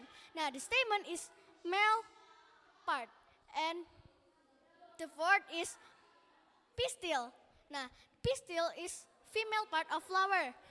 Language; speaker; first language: English; non-native, learner; Indonesian